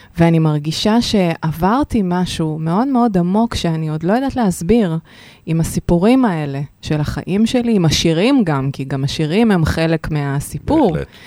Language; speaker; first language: Hebrew; early bilingual, other home language; Russian